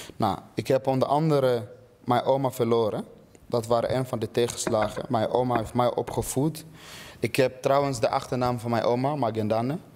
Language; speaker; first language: Dutch; early bilingual, other home language; Swahili